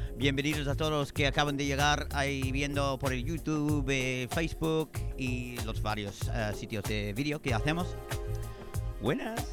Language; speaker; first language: Spanish; non-native, fluent; English